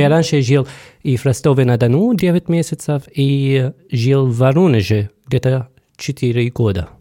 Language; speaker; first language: Russian; non-native, fluent; Arabic